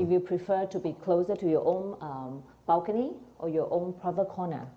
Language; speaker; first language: English; non-native, local second language; Chinese